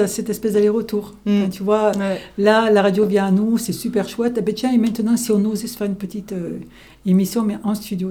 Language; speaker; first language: French; native; French